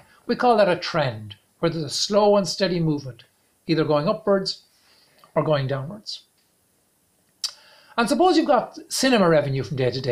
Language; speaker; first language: English; native; English